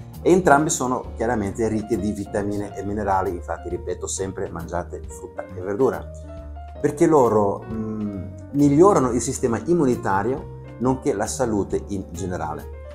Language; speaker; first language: Italian; non-native, fluent; Dutch